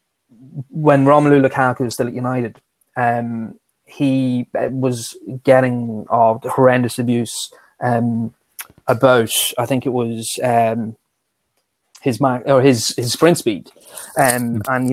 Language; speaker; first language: English; native; English